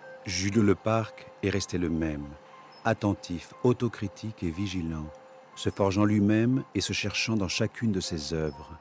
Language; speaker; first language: French; native; French